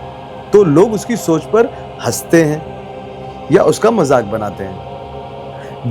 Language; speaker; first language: Hindi; native; Hindi